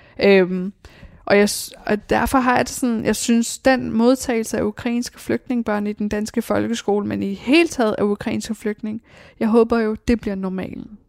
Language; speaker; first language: Danish; early bilingual, other home language; Persian